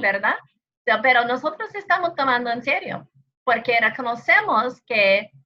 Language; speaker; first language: Spanish; non-native, fluent; English